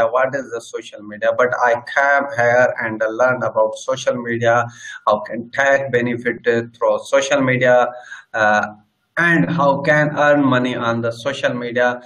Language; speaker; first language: English; non-native, learner; Sindhi